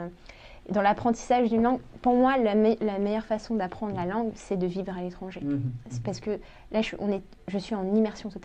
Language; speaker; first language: French; early bilingual, other home language; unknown